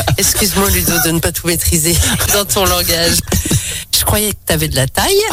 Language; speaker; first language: French; native; French